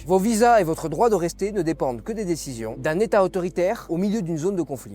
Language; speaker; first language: French; native; French